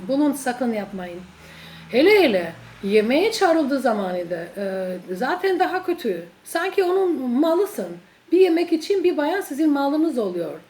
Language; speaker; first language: Turkish; non-native, fluent; Albanian